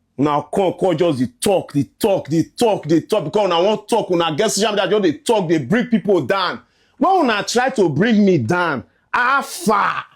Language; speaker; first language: Nigerian Pidgin; native; Nigerian Pidgin